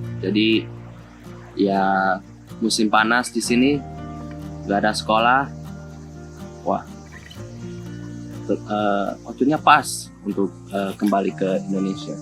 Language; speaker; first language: Indonesian; non-native, local second language; English